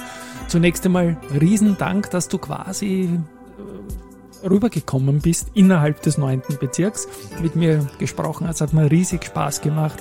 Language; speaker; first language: German; native; German